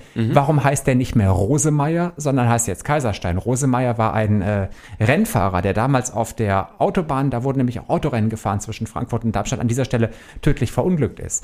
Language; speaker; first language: German; native; German